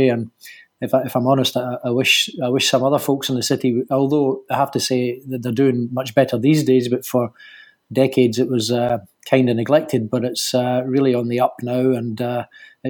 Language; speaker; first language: English; native; English